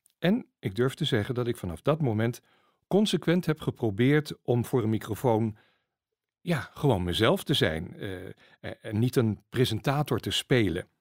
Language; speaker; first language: Dutch; native; Dutch